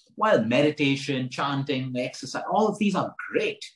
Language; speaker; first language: English; non-native, local second language; Konkani